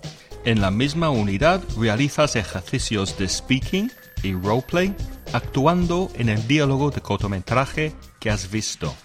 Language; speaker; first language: Spanish; non-native, fluent; English